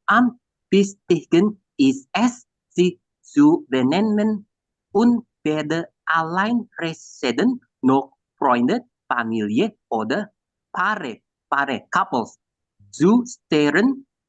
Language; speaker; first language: German; non-native, learner; Indonesian